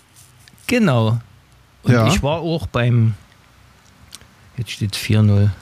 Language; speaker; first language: German; native; German